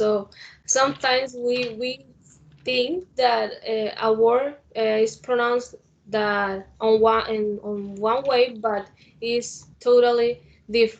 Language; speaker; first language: English; non-native, learner; Spanish